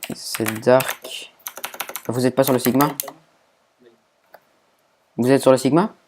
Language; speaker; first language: French; native; French